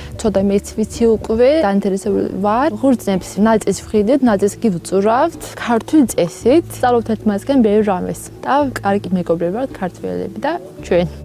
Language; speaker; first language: Georgian; non-native, local second language; Azerbaijani